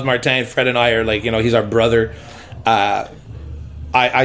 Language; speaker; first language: English; native; English